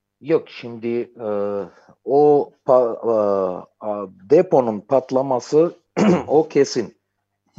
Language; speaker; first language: Turkish; non-native, fluent; Armenian